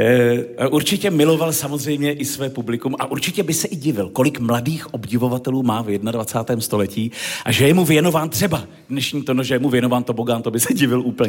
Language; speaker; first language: Czech; native; Czech